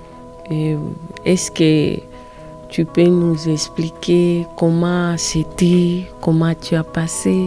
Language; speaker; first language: French; non-native, learner; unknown